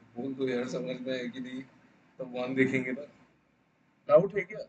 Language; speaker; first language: Hindi; non-native, local second language; Bangla